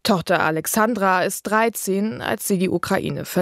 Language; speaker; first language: German; native; German